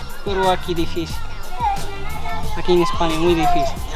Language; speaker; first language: Spanish; non-native, learner; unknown